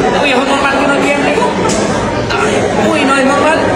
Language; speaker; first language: Spanish; native; Spanish